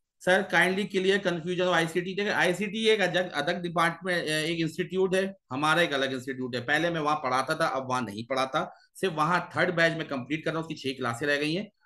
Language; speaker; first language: Urdu; native; Urdu